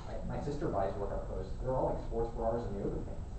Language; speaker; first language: English; native; English